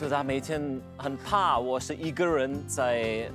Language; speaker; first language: Chinese; non-native, fluent; German